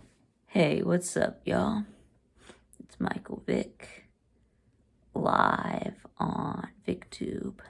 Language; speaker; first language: English; native; English